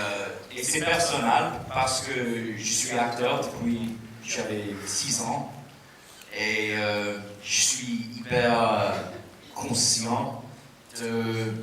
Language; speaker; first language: French; non-native, fluent; English